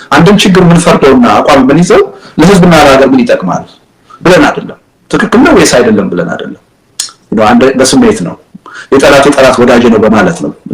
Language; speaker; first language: Amharic; native; Amharic